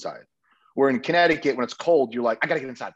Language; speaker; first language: English; native; English